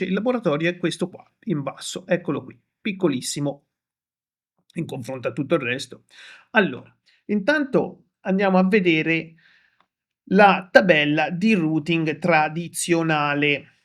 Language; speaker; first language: Italian; native; Italian